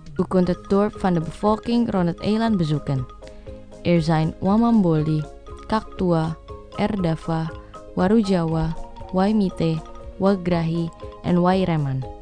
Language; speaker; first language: Dutch; non-native, learner; Indonesian